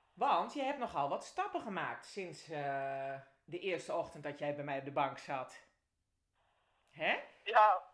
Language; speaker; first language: Dutch; native; Dutch